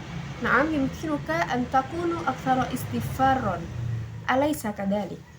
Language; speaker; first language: Arabic; non-native, learner; Indonesian